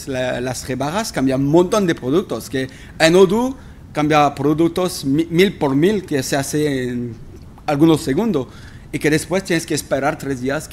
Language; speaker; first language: Spanish; non-native, fluent; French